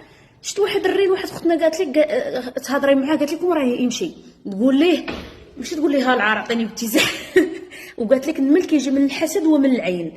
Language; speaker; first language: Arabic; native; Arabic